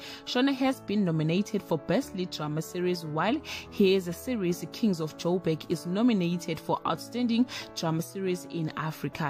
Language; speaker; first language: English; non-native, local second language; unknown